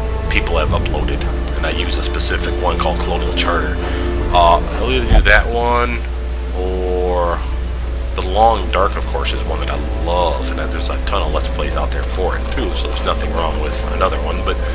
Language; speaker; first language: English; native; English